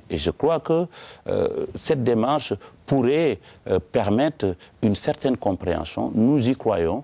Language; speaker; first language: French; non-native, local second language; Wolof